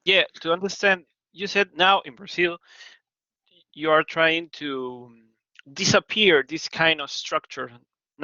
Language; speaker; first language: English; non-native, learner; Spanish